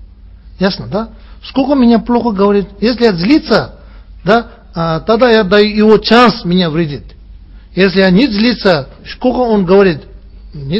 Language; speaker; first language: Russian; non-native, learner; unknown